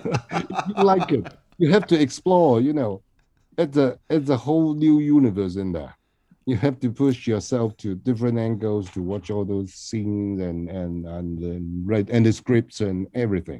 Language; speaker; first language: English; non-native, local second language; Cantonese